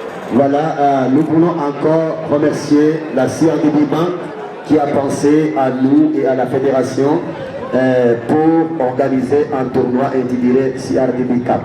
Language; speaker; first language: French; non-native, local second language; Rundi